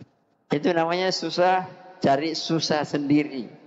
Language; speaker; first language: Indonesian; native; Indonesian